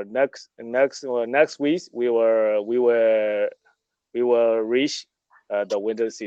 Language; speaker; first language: English; non-native, learner; Burmese